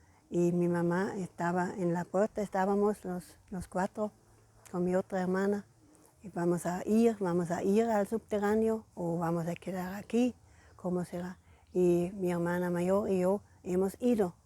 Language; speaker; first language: Spanish; non-native, fluent; German